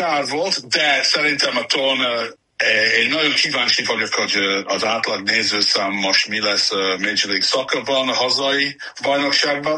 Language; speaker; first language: Hungarian; non-native, learner; English